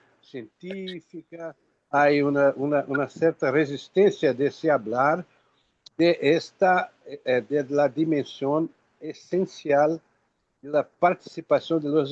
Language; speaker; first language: Spanish; non-native, learner; Portuguese